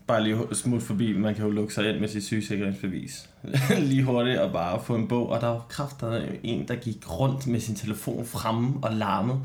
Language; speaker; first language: Danish; early bilingual, other home language; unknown